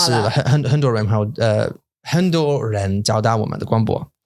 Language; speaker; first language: Chinese; non-native, learner; English